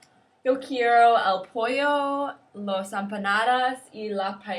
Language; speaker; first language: Spanish; non-native, learner; English